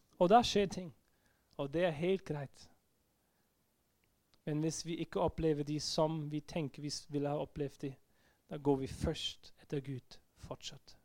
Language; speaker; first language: Norwegian; non-native, fluent; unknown